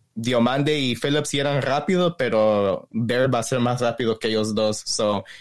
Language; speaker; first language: Spanish; early bilingual, heritage; Spanish